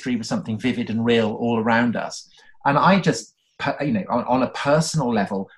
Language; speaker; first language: English; native; English